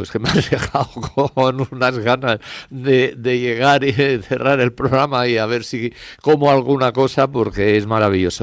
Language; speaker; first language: Spanish; native; Spanish